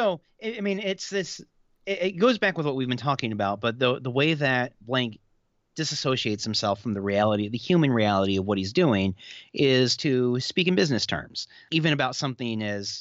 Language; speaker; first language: English; native; English